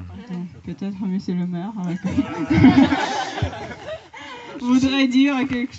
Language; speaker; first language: French; non-native, learner; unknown